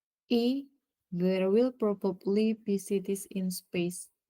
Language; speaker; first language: English; non-native, learner; Indonesian